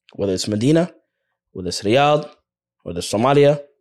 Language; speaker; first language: English; early bilingual, other home language; Somali